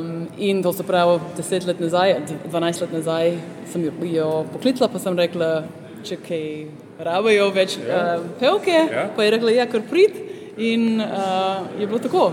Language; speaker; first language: Slovenian; early bilingual, heritage; Slovenian